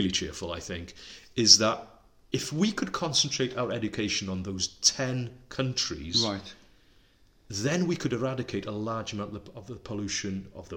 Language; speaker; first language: English; non-native, local second language; Welsh